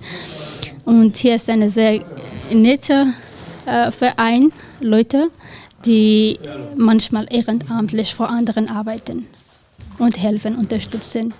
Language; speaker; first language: German; non-native, learner; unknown